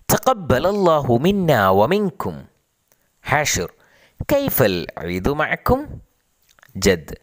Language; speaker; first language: Arabic; non-native, fluent; Malayalam